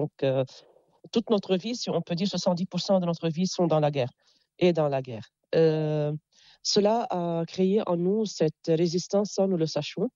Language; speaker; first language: French; non-native, local second language; Arabic